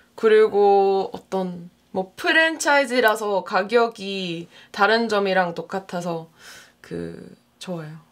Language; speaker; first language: Korean; non-native, fluent; English